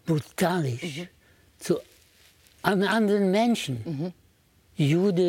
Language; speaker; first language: German; native; German